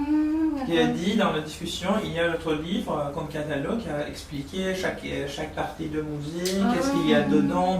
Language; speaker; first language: French; non-native, learner; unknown